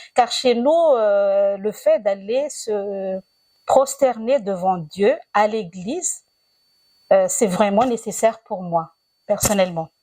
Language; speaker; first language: French; non-native, local second language; Malagasy